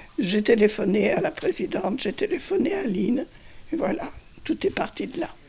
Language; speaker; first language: French; early bilingual, other home language; Spanish